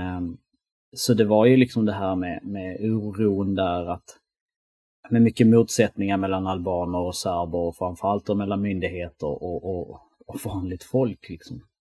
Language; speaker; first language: Swedish; early bilingual, other home language; Albanian